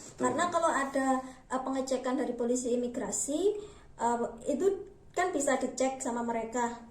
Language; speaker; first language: Indonesian; native; Indonesian